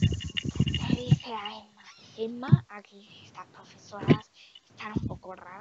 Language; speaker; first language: Spanish; native; Spanish